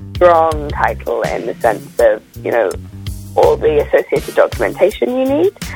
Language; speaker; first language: English; native; English